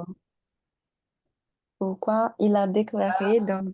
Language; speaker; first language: French; non-native, learner; Portuguese